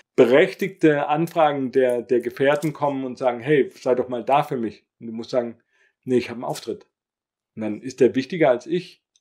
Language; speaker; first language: German; native; German